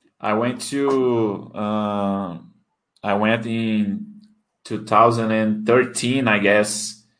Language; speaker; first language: English; non-native, fluent; Portuguese